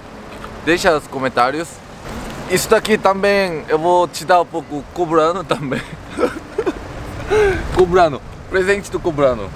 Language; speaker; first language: Portuguese; non-native, learner; Korean